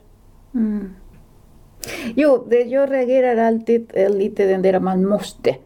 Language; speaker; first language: Swedish; non-native, fluent; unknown